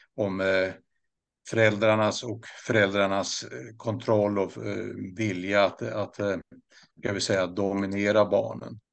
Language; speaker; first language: Swedish; native; Swedish